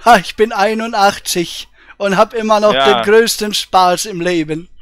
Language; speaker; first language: German; native; German